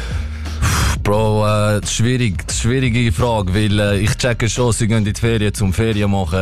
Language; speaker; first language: German; native; German